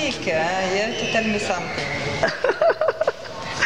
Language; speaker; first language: English; non-native, learner; Italian